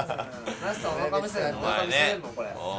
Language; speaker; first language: Japanese; native; Japanese